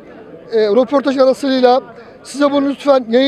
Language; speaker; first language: Turkish; native; Turkish